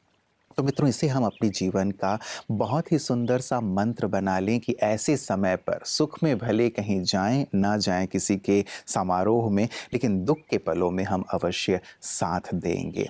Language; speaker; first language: Hindi; native; Hindi